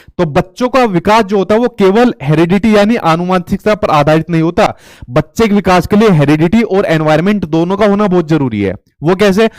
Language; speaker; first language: Hindi; native; Hindi